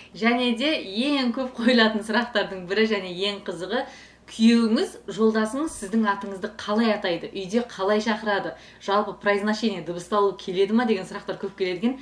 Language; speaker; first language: Kazakh; native; Kazakh